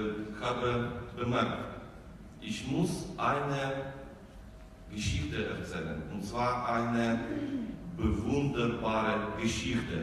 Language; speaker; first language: German; non-native, learner; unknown